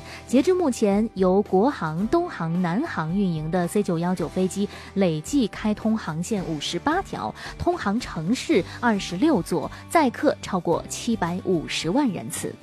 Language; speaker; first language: Chinese; native; Chinese